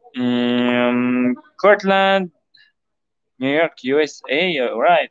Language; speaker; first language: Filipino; native; Filipino